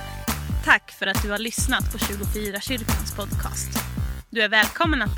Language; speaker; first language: Swedish; native; Swedish